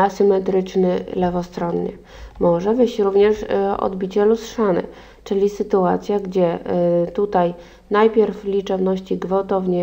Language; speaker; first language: Polish; native; Polish